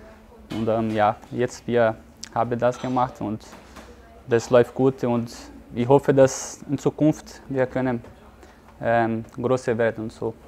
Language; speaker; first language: German; non-native, learner; Portuguese